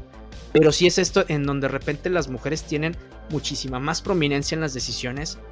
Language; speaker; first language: Spanish; native; Spanish